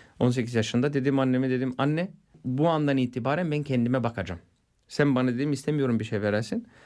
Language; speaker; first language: Turkish; non-native, fluent; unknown